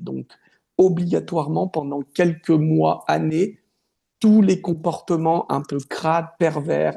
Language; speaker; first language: French; native; French